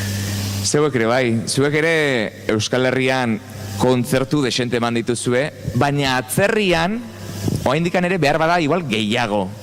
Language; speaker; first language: Basque; native; Basque